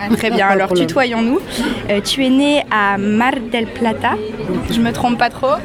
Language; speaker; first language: French; native; French